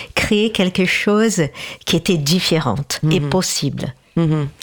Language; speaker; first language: French; non-native, fluent; Portuguese